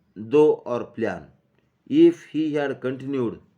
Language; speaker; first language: English; non-native, local second language; Marathi